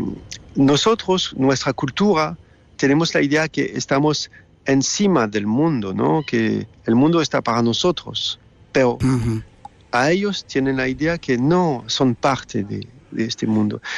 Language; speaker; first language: Spanish; non-native, fluent; French